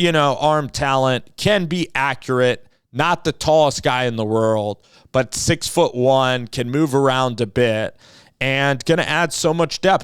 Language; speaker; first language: English; native; English